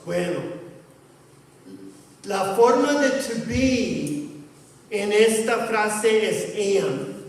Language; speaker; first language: Spanish; non-native, fluent; English